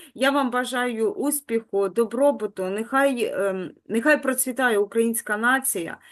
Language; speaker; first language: Ukrainian; native; Ukrainian